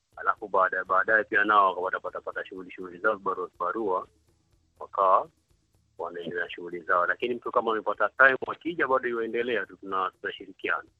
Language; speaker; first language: Swahili; native; Swahili